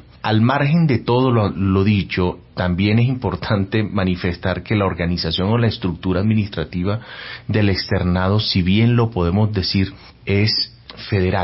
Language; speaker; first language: Spanish; native; Spanish